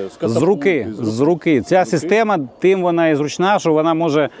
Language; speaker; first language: Ukrainian; native; Ukrainian